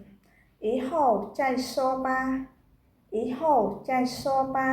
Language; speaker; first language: Chinese; non-native, fluent; Khmer